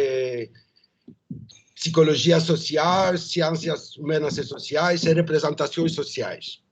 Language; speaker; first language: Portuguese; non-native, learner; French